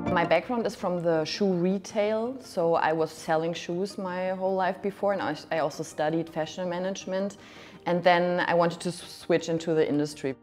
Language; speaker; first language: English; non-native, fluent; German